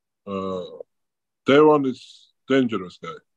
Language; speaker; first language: English; non-native, learner; Georgian